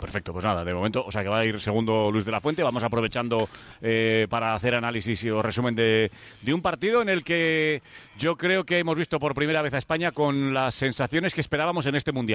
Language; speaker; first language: Spanish; native; Spanish